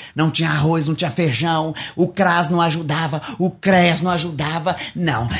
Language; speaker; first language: Portuguese; native; Portuguese